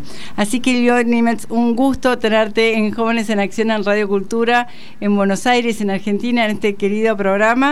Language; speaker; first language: Spanish; native; Spanish